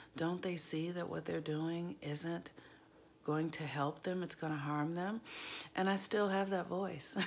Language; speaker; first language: English; native; English